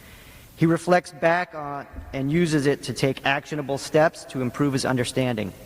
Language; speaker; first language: English; native; English